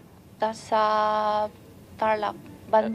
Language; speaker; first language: Filipino; non-native, learner; Chinese